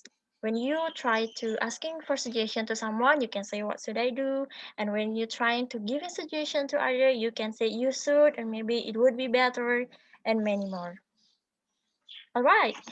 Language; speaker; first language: English; non-native, learner; Indonesian